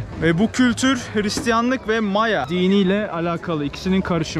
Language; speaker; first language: Turkish; native; Turkish